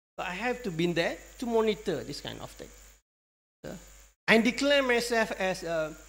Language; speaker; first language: English; non-native, local second language; Malay